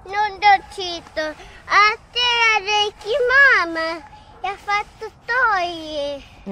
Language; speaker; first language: Italian; early bilingual, other home language; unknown